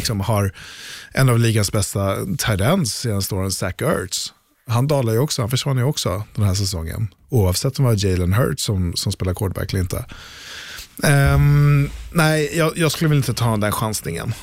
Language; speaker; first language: Swedish; native; Swedish